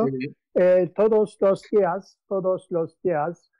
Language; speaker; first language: Spanish; non-native, learner; Turkish